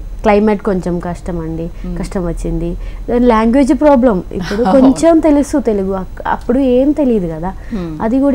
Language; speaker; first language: Telugu; non-native, learner; Malayalam